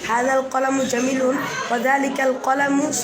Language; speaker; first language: Arabic; non-native, learner; Bangla